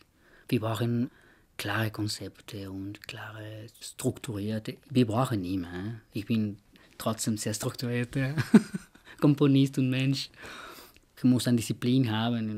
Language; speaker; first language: German; non-native, fluent; Spanish